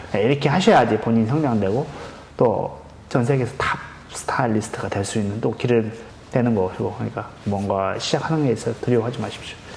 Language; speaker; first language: Korean; native; Korean